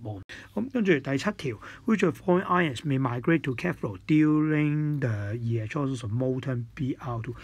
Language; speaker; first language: English; non-native, local second language; Cantonese